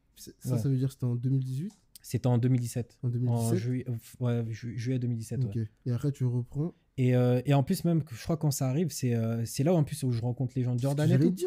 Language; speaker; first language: French; native; French